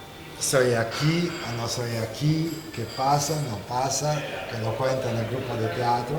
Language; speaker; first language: Spanish; non-native, fluent; Italian